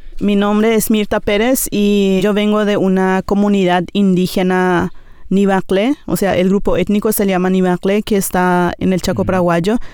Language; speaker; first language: Spanish; non-native, local second language; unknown